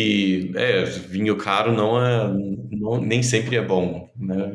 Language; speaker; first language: Portuguese; non-native, fluent; German